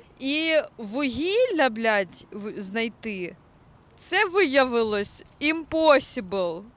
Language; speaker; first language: Ukrainian; non-native, local second language; Russian